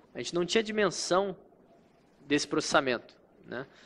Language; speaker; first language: Portuguese; native; Portuguese